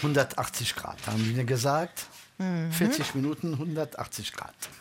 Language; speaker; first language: German; non-native, fluent; French